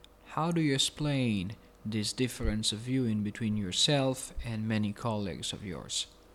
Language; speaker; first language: English; non-native, fluent; Italian